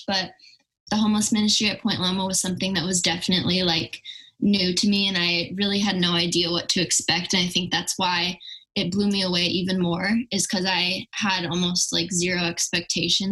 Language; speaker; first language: English; native; English